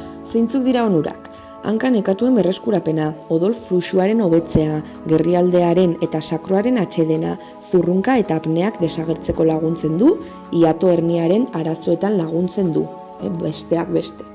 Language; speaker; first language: Basque; native; Basque